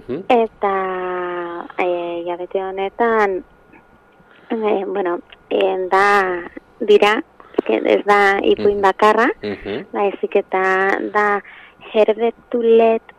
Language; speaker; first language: Basque; non-native, local second language; Spanish